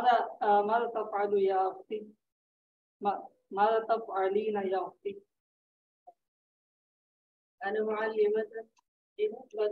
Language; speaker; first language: Arabic; non-native, learner; Urdu